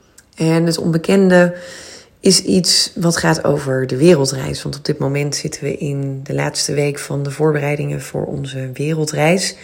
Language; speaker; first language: Dutch; native; Dutch